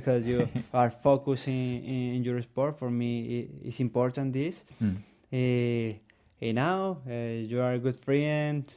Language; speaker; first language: English; non-native, learner; Spanish